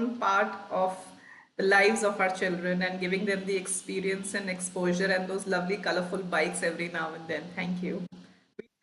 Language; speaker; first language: English; non-native, local second language; Hindi